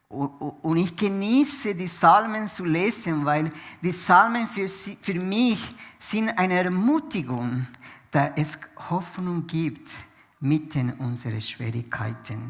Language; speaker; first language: German; non-native, fluent; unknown